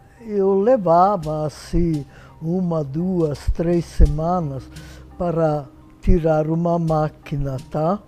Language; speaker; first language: Portuguese; non-native, fluent; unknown